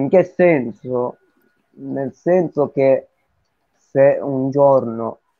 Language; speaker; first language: Italian; native; Italian